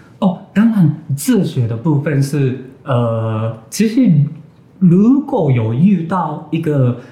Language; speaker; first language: Chinese; non-native, fluent; Japanese